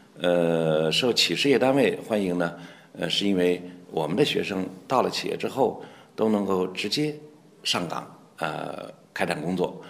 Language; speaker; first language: Chinese; native; Chinese